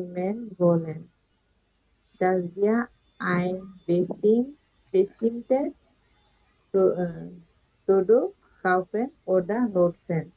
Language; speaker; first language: German; non-native, learner; Bangla